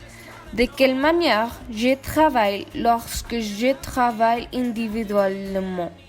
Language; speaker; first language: French; non-native, learner; Spanish